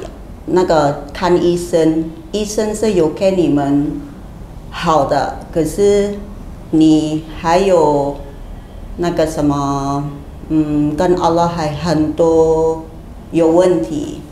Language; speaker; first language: Chinese; non-native, learner; Indonesian